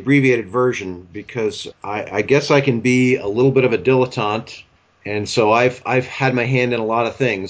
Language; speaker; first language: English; native; English